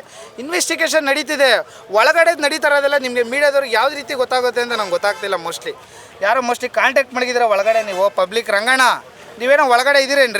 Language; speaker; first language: Kannada; native; Kannada